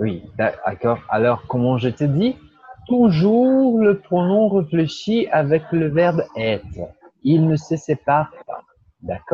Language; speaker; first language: French; non-native, learner; Portuguese